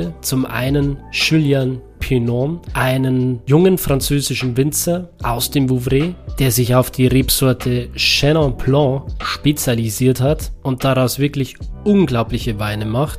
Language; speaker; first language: German; native; German